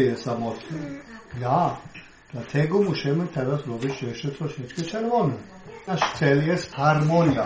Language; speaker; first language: Polish; non-native, learner; German